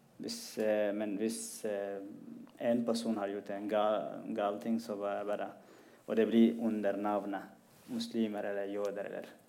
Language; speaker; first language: Norwegian; non-native, fluent; Tigrinya